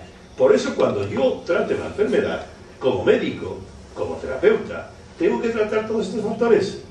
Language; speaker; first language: Spanish; native; Spanish